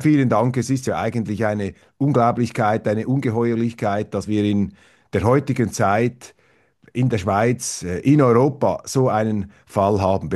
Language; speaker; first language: German; native; German